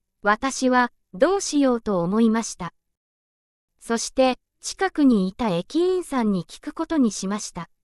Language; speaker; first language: Japanese; non-native, fluent; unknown